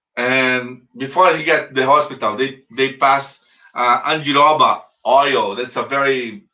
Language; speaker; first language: English; non-native, fluent; Portuguese